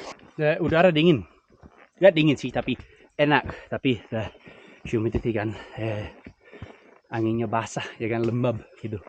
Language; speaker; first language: Indonesian; non-native, fluent; English